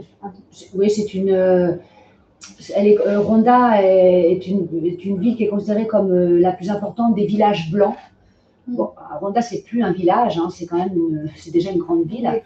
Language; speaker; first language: French; native; French